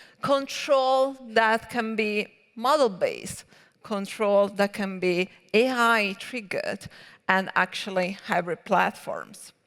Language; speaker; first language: English; non-native, fluent; Italian